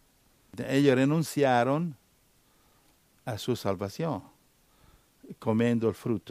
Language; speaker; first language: Spanish; non-native, learner; Italian